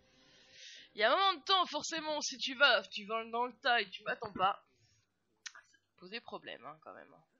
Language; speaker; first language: French; native; French